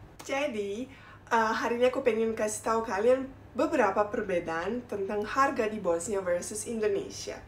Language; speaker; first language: Indonesian; non-native, fluent; Bosnian